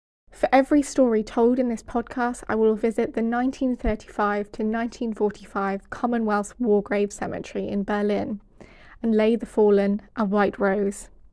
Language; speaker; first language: English; native; English